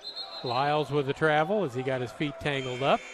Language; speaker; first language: English; native; English